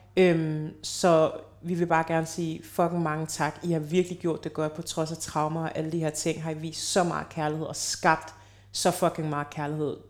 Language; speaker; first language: Danish; early bilingual, other home language; French